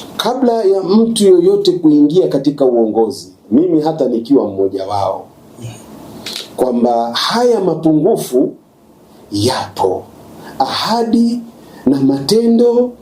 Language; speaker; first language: Swahili; native; Swahili